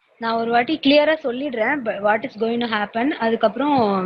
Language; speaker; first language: Tamil; native; Tamil